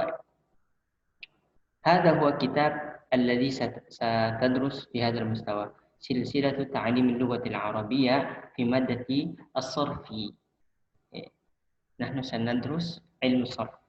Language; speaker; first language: Arabic; non-native, fluent; Indonesian